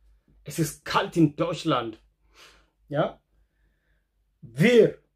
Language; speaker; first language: German; non-native, fluent; Amharic